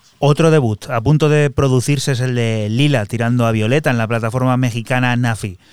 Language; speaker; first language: Spanish; native; Spanish